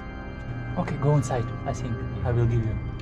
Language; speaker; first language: English; non-native, learner; German